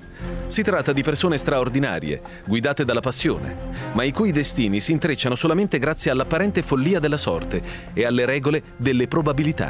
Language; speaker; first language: Italian; native; Italian